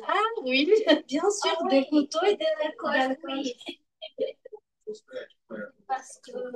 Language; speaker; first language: French; non-native, learner; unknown